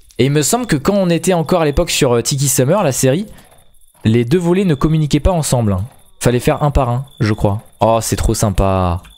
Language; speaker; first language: French; native; French